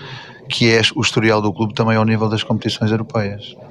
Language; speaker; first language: Portuguese; native; Portuguese